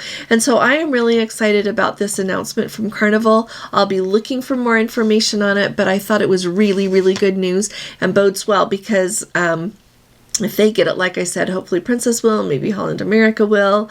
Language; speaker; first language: English; native; English